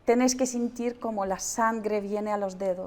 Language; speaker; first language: Spanish; non-native, learner; Russian